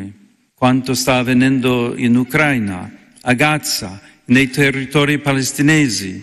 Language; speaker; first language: Italian; non-native, fluent; English